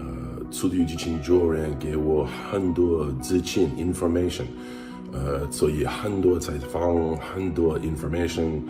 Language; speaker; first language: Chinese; non-native, learner; English